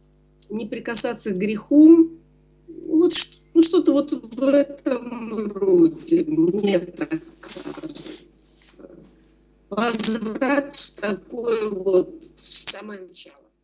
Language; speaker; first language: Russian; native; Russian